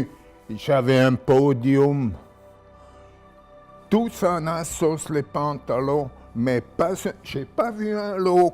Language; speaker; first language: French; non-native, local second language; German